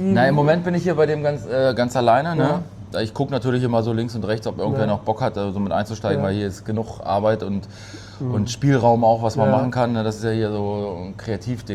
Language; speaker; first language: German; native; German